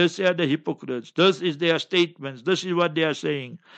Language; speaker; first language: English; native; English